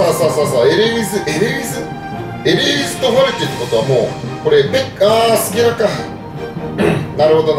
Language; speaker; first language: Japanese; native; Japanese